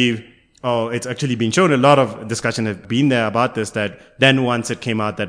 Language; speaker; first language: English; non-native, local second language; Tswana